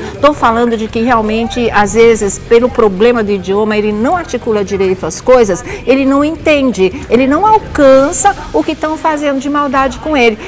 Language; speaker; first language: Portuguese; native; Portuguese